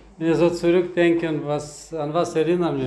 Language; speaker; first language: German; non-native, fluent; Russian